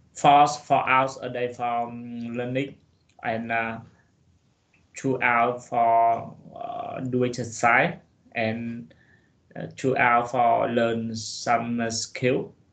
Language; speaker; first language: English; non-native, learner; Vietnamese